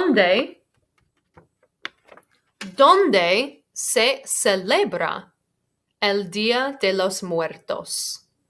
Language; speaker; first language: Spanish; non-native, fluent; English